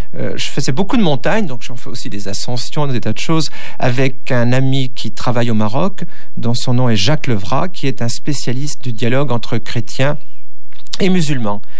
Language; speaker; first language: French; native; French